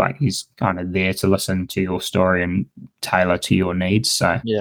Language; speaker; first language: English; native; English